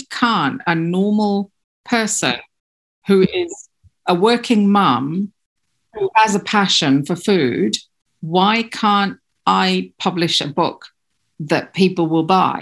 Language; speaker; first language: English; non-native, local second language; Kachhi